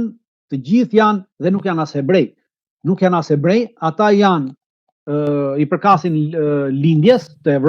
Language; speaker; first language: Albanian; native; Albanian